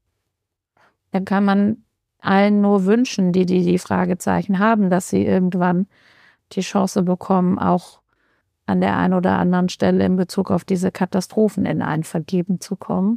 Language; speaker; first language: German; native; German